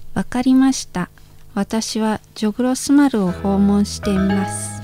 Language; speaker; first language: Japanese; non-native, fluent; Indonesian